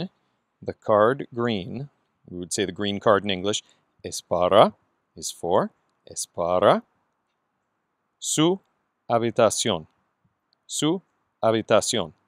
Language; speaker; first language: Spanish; non-native, fluent; English